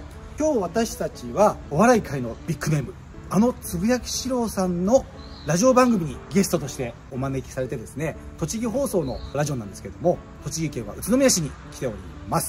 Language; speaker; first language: Japanese; native; Japanese